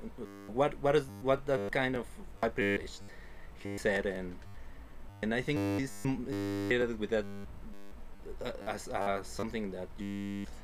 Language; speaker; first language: English; non-native, fluent; Spanish